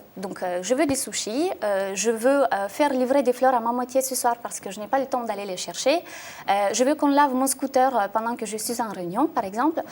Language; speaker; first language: French; non-native, fluent; Russian